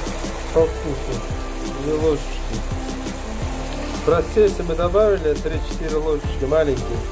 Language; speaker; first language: Russian; non-native, local second language; Uzbek